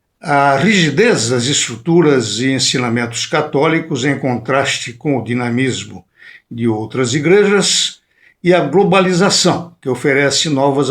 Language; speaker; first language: Portuguese; native; Portuguese